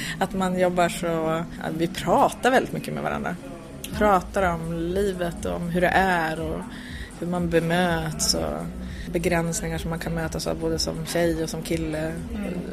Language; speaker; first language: Swedish; native; Swedish